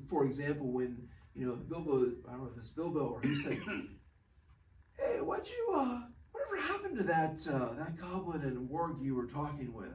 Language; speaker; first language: English; native; English